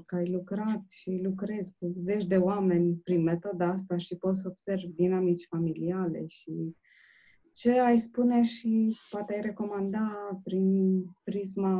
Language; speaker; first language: Romanian; native; Romanian